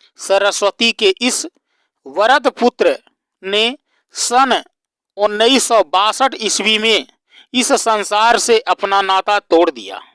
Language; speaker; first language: Hindi; native; Hindi